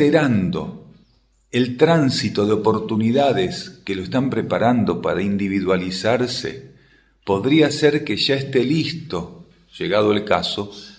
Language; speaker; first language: Spanish; native; Spanish